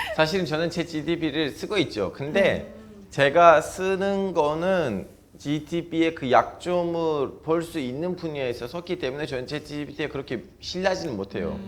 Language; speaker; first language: Korean; non-native, fluent; Turkish